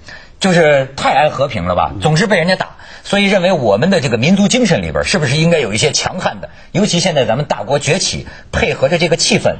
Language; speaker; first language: Chinese; native; Chinese